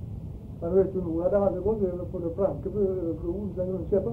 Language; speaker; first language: Swedish; early bilingual, heritage; Swedish